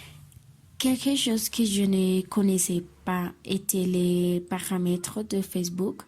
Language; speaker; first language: French; non-native, learner; Spanish